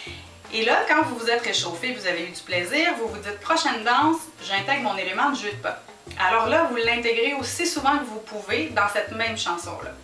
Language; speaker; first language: French; native; French